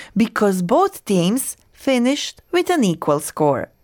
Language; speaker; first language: English; non-native, fluent; Croatian